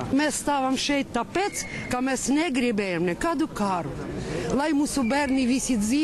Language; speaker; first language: Latvian; non-native, learner; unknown